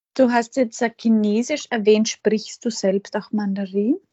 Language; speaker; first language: German; native; German